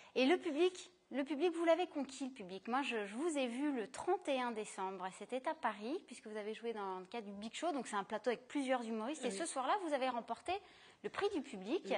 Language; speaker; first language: French; native; French